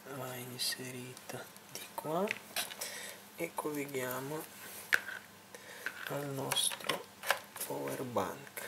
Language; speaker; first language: Italian; non-native, fluent; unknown